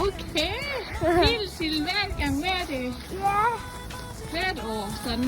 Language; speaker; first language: Danish; non-native, learner; Thai